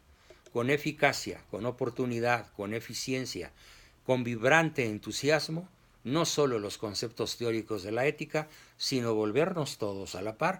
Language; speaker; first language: Spanish; native; Spanish